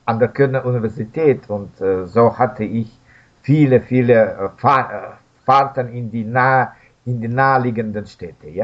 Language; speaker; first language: German; non-native, fluent; Russian